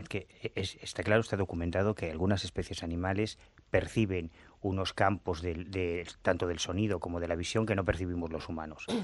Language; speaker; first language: Spanish; native; Spanish